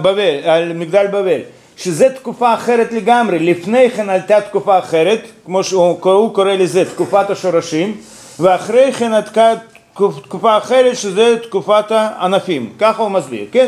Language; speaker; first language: Hebrew; non-native, fluent; Russian